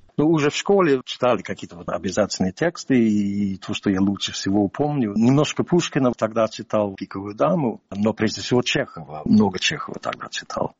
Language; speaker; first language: Russian; non-native, fluent; English